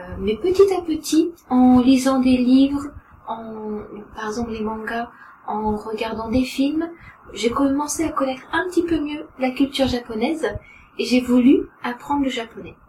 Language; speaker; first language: French; native; French